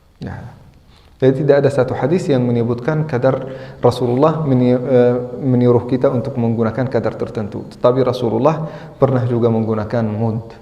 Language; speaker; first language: Indonesian; non-native, fluent; Arabic